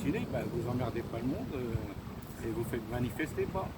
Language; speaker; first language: French; native; French